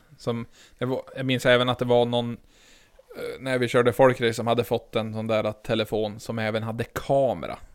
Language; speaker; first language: Swedish; native; Swedish